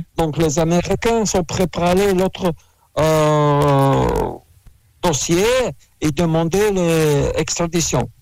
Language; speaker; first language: French; non-native, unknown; Russian